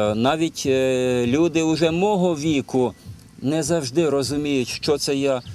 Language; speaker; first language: Ukrainian; native; Ukrainian